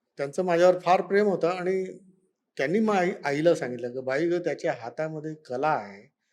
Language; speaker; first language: Marathi; non-native, local second language; Konkani